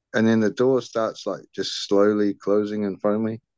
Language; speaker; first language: English; native; English